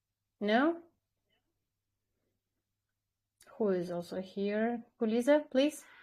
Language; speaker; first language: English; non-native, fluent; Kyrgyz